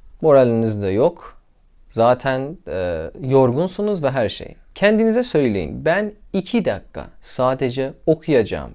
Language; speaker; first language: Turkish; non-native, learner; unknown